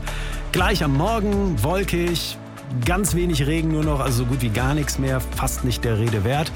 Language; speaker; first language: German; native; German